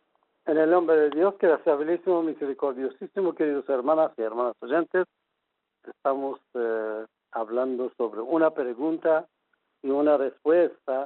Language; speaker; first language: Spanish; non-native, fluent; Persian